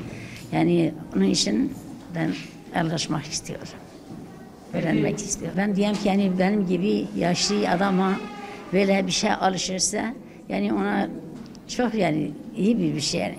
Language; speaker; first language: Turkish; non-native, local second language; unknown